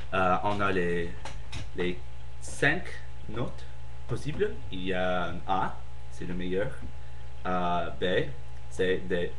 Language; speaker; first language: French; non-native, fluent; English